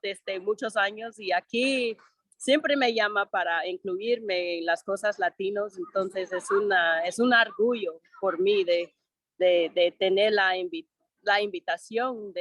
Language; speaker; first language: Spanish; non-native, fluent; English